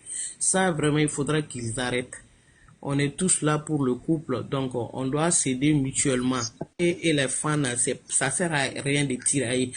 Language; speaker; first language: French; non-native, local second language; Bambara